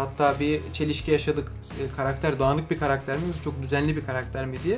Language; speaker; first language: Turkish; native; Turkish